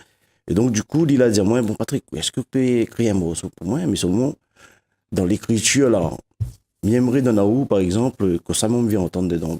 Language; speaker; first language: French; non-native, local second language; Réunion Creole French